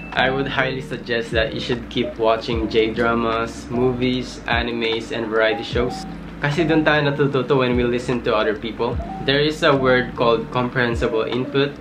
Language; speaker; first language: English; non-native, fluent; Filipino